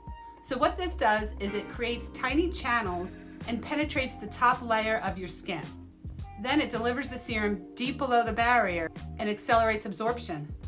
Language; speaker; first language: English; native; English